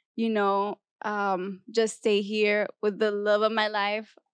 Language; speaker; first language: English; non-native, fluent; Arabic